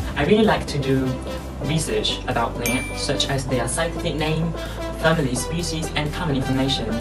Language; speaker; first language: English; non-native, local second language; Malay